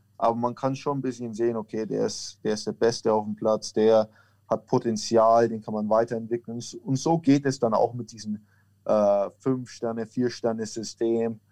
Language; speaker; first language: German; native; German